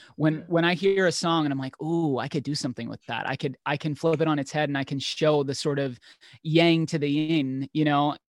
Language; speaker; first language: English; native; English